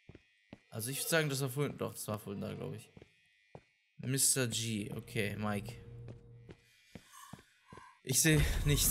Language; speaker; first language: German; native; German